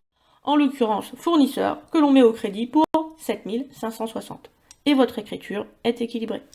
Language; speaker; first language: French; native; French